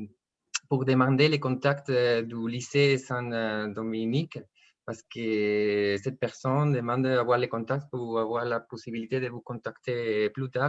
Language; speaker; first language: French; non-native, fluent; Spanish